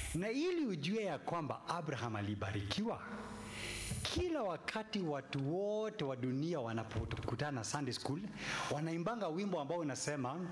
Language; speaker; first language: English; non-native, local second language; Kikuyu